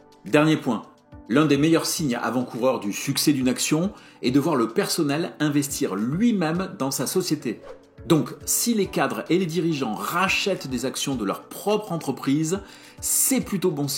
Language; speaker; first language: French; native; French